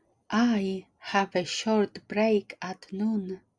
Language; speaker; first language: English; non-native, fluent; Polish